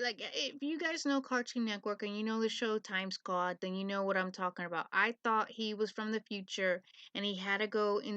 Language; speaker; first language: English; native; English